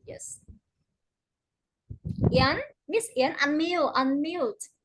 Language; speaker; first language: English; non-native, learner; Vietnamese